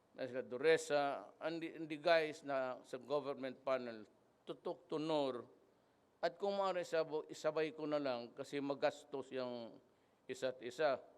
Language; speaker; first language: Filipino; non-native, local second language; Cebuano